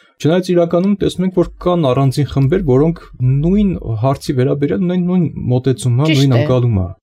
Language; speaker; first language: Armenian; native; Armenian